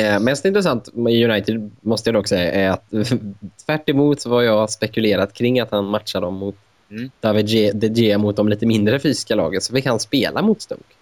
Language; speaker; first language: Swedish; native; Swedish